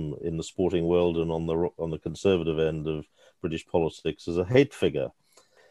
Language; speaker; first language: English; native; English